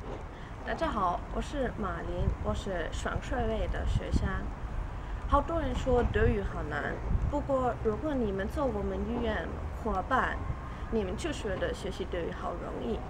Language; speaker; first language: Chinese; non-native, learner; German